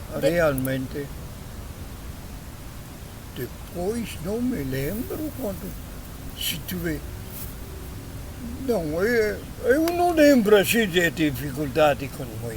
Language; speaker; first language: Portuguese; non-native, learner; Spanish